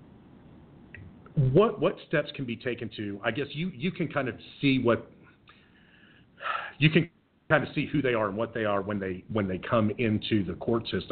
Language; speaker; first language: English; native; English